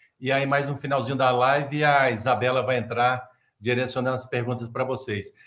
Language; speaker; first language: Portuguese; native; Portuguese